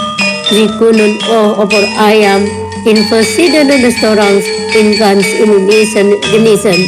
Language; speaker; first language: German; non-native, fluent; Indonesian